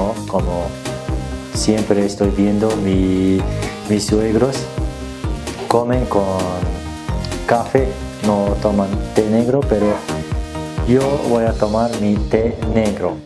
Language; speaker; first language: Spanish; non-native, learner; Turkish